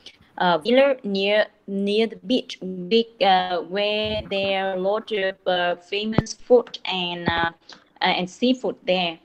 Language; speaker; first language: English; non-native, learner; Vietnamese